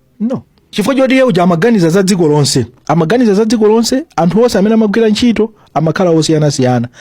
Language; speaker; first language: Nyanja; native; Nyanja